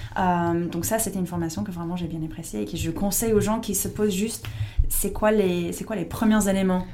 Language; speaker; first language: French; non-native, fluent; English